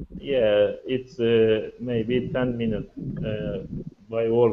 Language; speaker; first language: English; non-native, learner; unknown